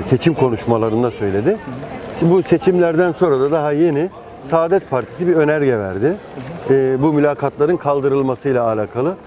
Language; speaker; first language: Turkish; native; Turkish